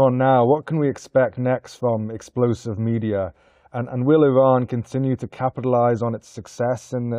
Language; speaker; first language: English; native; English